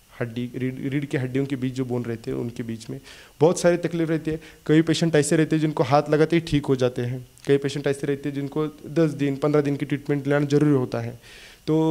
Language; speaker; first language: Hindi; non-native, local second language; Marathi